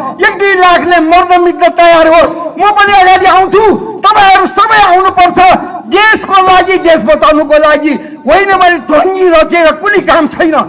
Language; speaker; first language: Nepali; non-native, local second language; Newari